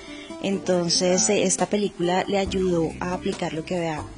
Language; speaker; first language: Spanish; native; Spanish